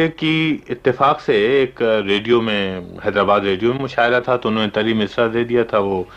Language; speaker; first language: Urdu; non-native, local second language; Pashto